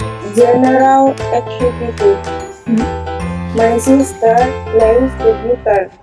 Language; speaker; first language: English; non-native, learner; Indonesian